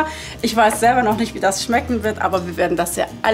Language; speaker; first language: German; early bilingual, other home language; Turkish